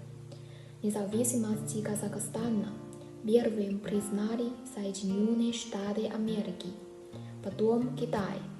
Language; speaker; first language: Russian; non-native, learner; Chinese